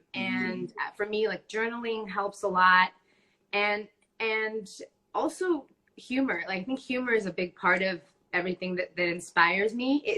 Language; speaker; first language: English; non-native, fluent; Spanish